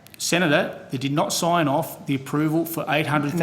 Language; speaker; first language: English; native; English